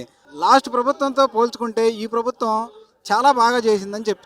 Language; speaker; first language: Telugu; native; Telugu